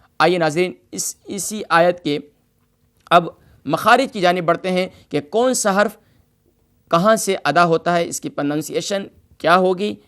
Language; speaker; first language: Urdu; native; Urdu